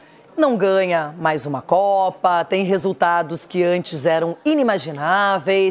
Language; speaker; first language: Portuguese; native; Portuguese